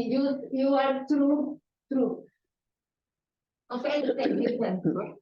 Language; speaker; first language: English; non-native, learner; Spanish